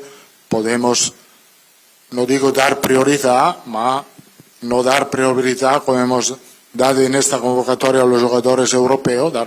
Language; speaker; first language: Spanish; non-native, fluent; Italian